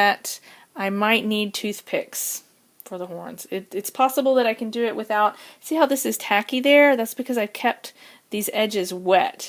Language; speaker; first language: English; native; English